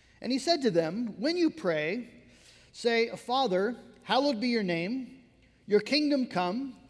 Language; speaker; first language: English; native; English